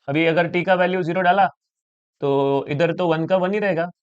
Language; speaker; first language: Hindi; non-native, local second language; Marathi